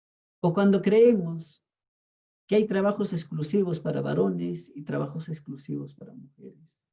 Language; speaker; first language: Spanish; native; Spanish